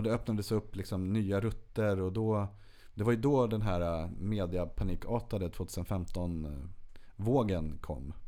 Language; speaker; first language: Swedish; native; Swedish